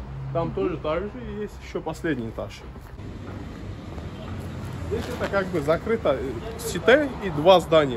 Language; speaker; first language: Russian; non-native, fluent; Turkish